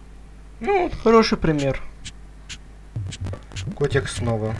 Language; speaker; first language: Russian; native; Russian